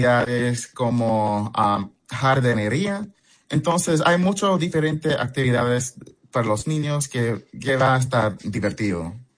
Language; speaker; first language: Spanish; early bilingual, heritage; Spanish